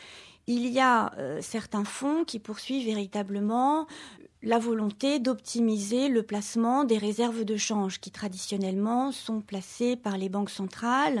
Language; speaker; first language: French; native; French